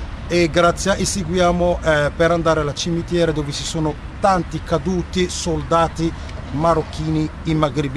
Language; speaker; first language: Italian; non-native, fluent; Arabic